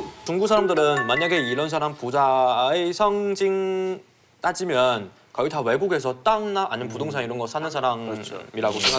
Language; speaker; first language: Korean; non-native, fluent; Chinese